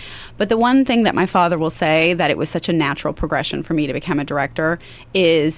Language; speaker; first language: English; native; English